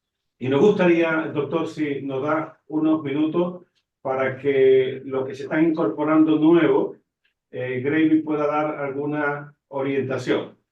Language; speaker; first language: Spanish; native; Spanish